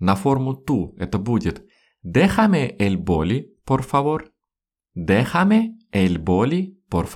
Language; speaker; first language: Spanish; non-native, fluent; Russian